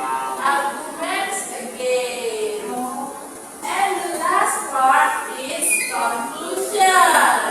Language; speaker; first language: English; non-native, fluent; Indonesian